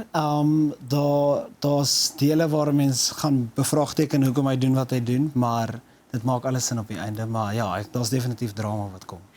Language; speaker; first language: Afrikaans; native; Afrikaans